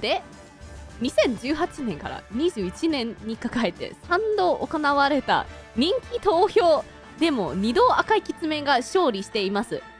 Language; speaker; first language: Japanese; non-native, fluent; English